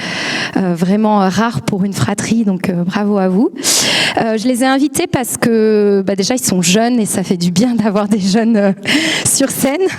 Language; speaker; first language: French; native; French